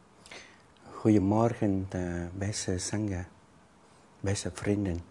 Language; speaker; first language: Dutch; non-native, fluent; Vietnamese